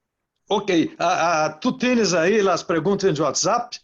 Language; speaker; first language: Spanish; non-native, learner; Portuguese